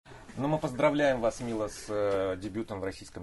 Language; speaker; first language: Russian; native; Russian